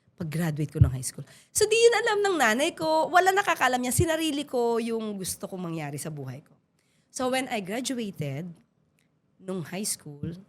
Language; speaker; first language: Filipino; native; Filipino